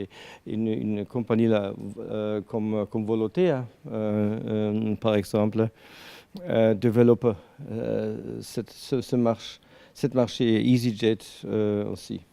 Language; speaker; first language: French; non-native, learner; German